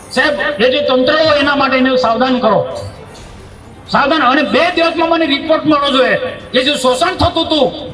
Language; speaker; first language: Gujarati; non-native, local second language; Vasavi